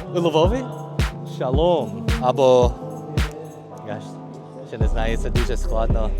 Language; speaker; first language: Ukrainian; non-native, learner; English